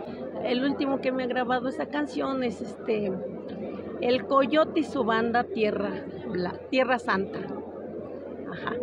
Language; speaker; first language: Spanish; native; Spanish